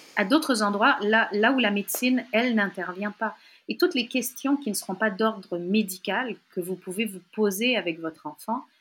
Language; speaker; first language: French; native; French